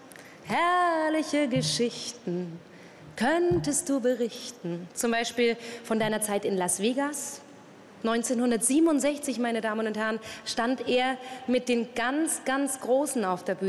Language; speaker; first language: German; native; German